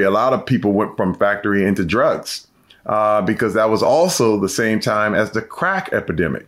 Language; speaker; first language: English; native; English